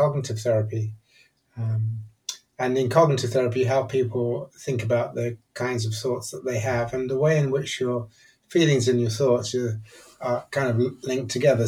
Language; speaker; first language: English; native; English